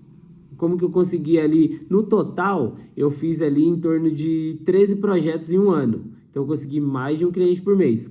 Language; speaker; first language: Portuguese; native; Portuguese